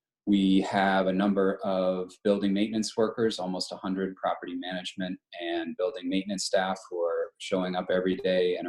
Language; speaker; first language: English; native; English